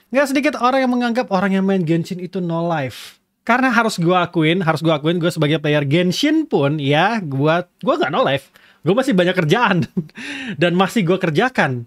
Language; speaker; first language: Indonesian; native; Indonesian